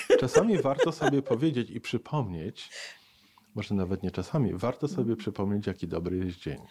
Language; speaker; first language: Polish; native; Polish